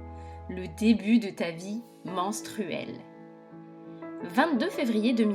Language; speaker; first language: French; native; French